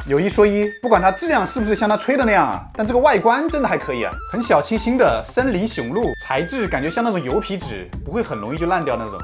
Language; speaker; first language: Chinese; native; Chinese